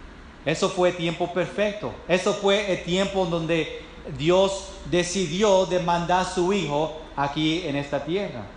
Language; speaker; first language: Spanish; non-native, fluent; English